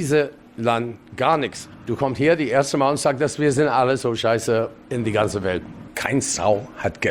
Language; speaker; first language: German; non-native, learner; English